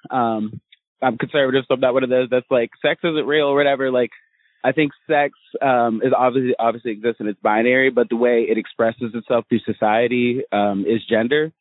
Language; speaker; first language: English; native; English